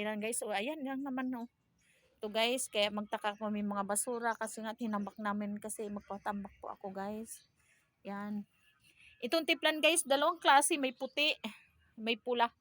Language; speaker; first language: Filipino; non-native, local second language; Cebuano